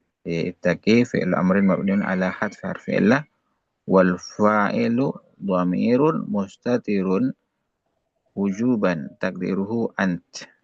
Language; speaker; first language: Arabic; non-native, fluent; Indonesian